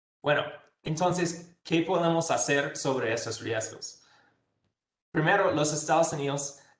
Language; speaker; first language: Spanish; non-native, fluent; English